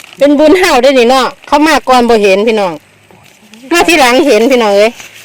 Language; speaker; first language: Thai; native; Thai